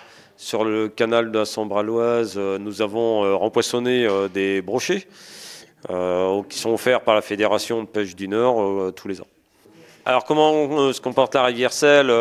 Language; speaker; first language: French; native; French